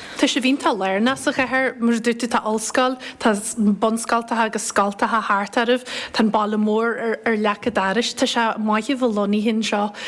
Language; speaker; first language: Irish; native; Irish